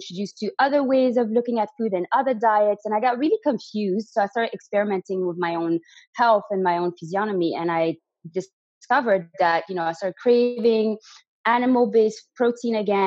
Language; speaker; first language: English; non-native, fluent; French